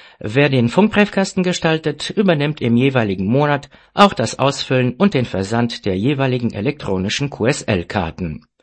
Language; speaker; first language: German; non-native, fluent; Romanian